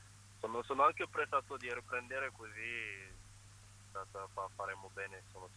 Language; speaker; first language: Italian; non-native, fluent; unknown